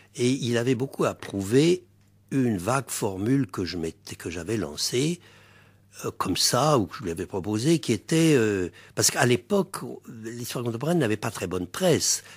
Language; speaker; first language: French; native; French